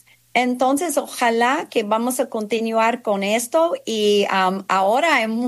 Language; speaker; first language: Spanish; non-native, fluent; English